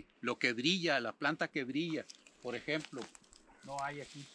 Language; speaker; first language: Spanish; native; Spanish